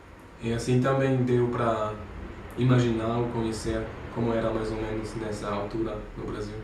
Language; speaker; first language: Portuguese; non-native, fluent; German